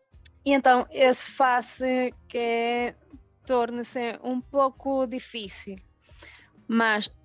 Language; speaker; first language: Portuguese; early bilingual, heritage; Spanish